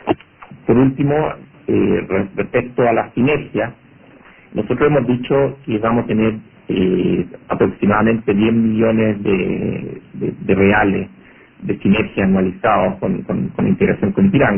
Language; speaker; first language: Spanish; native; Spanish